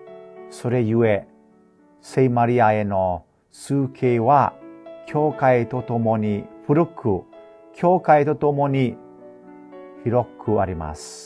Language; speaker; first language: Japanese; non-native, fluent; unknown